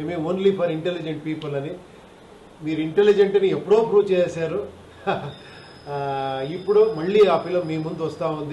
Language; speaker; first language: Telugu; non-native, fluent; Kannada